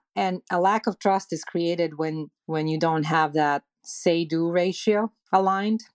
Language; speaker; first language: English; non-native, fluent; Serbian